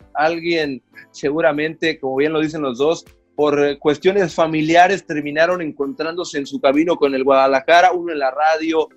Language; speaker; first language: Spanish; native; Spanish